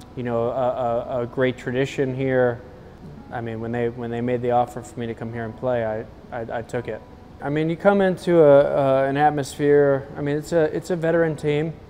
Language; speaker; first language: English; native; English